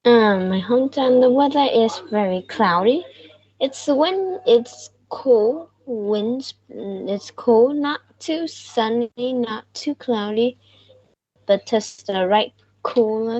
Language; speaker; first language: English; non-native, learner; Vietnamese